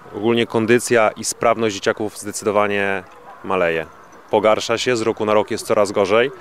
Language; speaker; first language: Polish; native; Polish